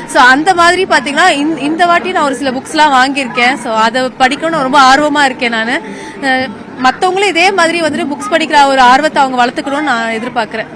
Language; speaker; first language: Tamil; native; Tamil